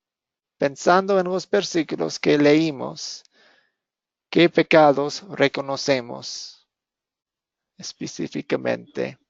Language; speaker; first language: Spanish; non-native, fluent; English